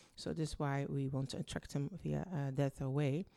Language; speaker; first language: English; early bilingual, other home language; Dutch